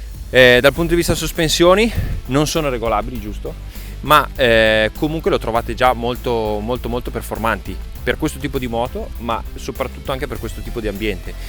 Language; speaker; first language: Italian; native; Italian